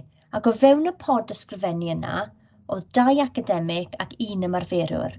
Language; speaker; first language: Welsh; native; Welsh